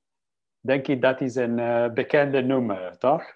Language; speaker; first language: Dutch; non-native, fluent; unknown